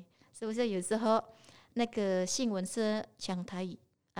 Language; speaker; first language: Chinese; non-native, learner; Indonesian